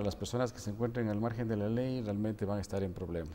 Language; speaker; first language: Spanish; native; Spanish